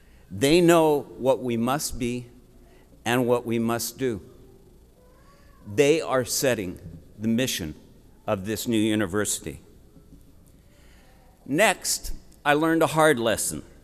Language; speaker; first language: English; native; English